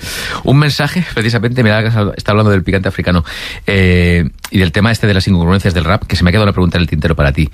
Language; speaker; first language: Spanish; native; Spanish